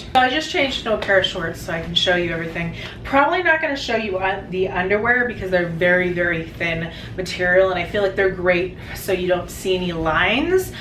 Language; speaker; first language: English; native; English